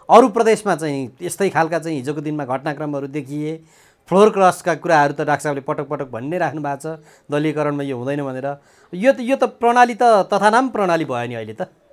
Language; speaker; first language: Nepali; native; Nepali